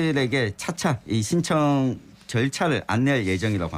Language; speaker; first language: Korean; native; Korean